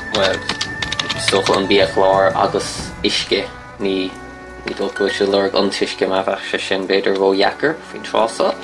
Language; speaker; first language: Irish; native; Irish